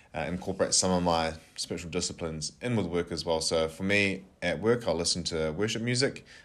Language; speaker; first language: English; native; English